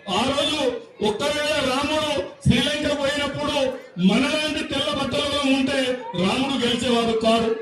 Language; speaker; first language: Telugu; non-native, local second language; Lambadi